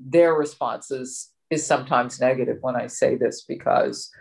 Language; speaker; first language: English; native; English